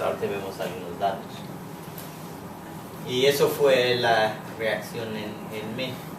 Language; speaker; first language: Spanish; non-native, fluent; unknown